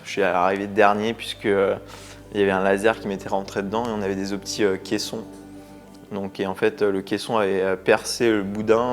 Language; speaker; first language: French; native; French